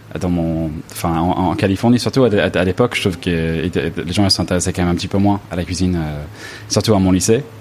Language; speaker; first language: French; non-native, fluent; English